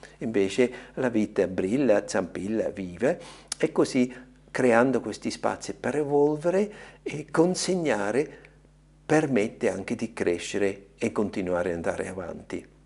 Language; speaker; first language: Italian; non-native, fluent; German